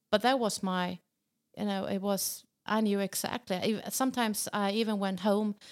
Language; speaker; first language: English; non-native, fluent; Swedish